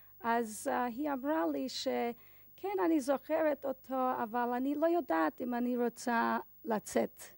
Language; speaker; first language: Hebrew; non-native, learner; English